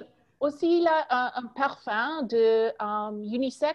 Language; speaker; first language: French; non-native, learner; English